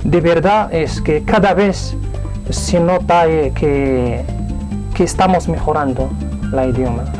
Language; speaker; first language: Spanish; non-native, learner; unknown